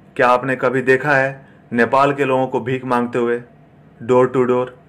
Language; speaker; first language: Hindi; native; Hindi